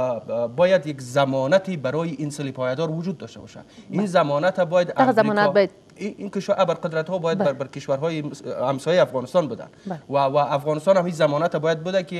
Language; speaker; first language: Persian; native; Persian